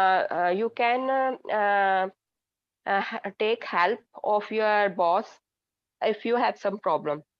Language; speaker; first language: English; non-native, learner; Hindi